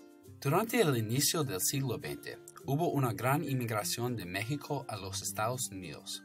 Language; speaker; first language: Spanish; non-native, fluent; English